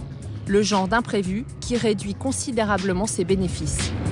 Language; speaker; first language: French; native; French